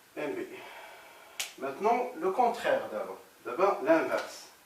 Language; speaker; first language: French; non-native, local second language; Arabic